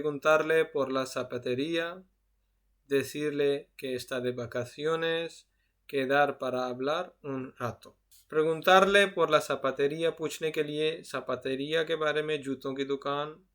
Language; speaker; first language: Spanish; non-native, fluent; Urdu